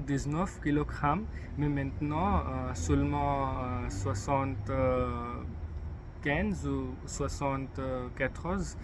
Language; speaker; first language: French; non-native, learner; English